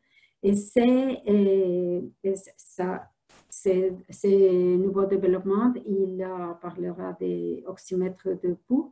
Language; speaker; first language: French; non-native, fluent; Spanish